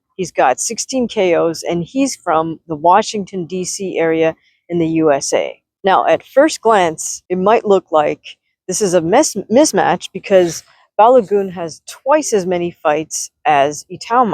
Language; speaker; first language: English; native; English